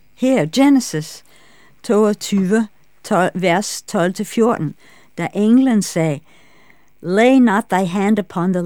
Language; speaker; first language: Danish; non-native, fluent; English